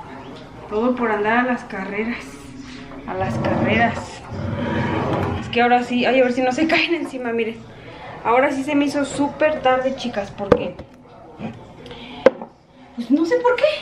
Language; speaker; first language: Spanish; native; Spanish